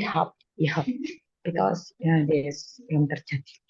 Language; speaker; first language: English; non-native, learner; Indonesian